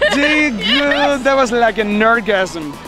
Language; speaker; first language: English; non-native, fluent; Spanish